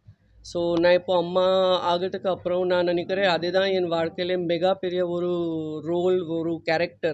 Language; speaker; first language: Tamil; non-native, learner; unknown